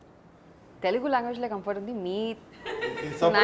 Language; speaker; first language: Telugu; non-native, learner; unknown